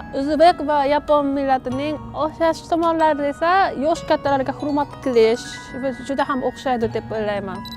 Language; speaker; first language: Uzbek; non-native, fluent; Japanese